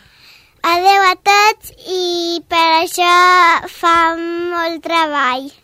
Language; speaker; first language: Catalan; non-native, local second language; Spanish